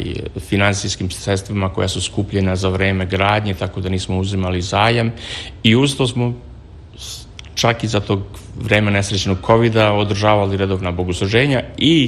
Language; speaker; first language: Serbian; native; Serbian